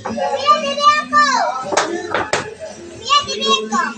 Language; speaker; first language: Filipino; non-native, local second language; Cebuano